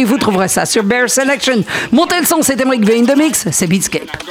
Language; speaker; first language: French; native; French